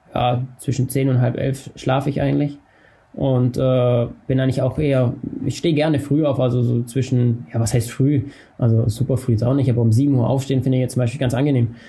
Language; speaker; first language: German; native; German